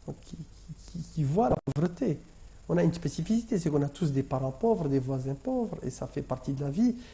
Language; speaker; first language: French; non-native, local second language; Arabic